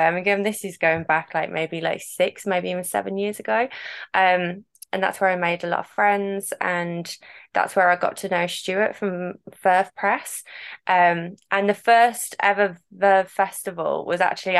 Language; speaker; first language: English; native; English